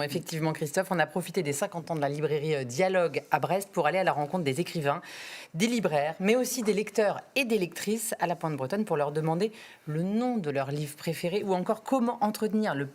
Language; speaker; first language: French; native; French